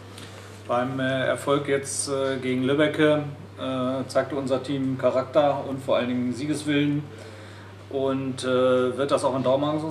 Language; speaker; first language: German; native; German